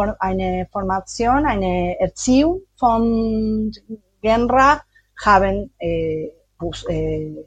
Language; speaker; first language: German; non-native, learner; Spanish